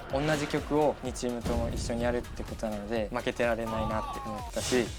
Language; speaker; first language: Japanese; native; Japanese